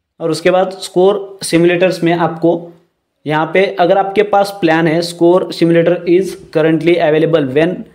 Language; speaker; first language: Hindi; non-native, local second language; Marathi